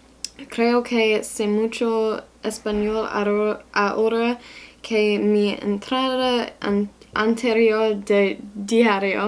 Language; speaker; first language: Spanish; non-native, learner; English